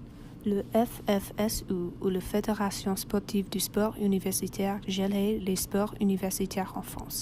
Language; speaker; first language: French; non-native, learner; English